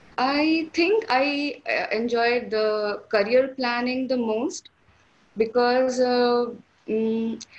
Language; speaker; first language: English; non-native, local second language; Hindi